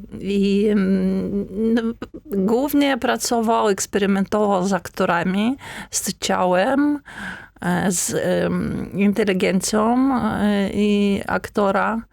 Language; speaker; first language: Polish; non-native, fluent; Ukrainian